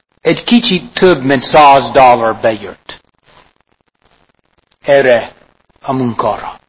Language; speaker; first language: Hungarian; non-native, fluent; English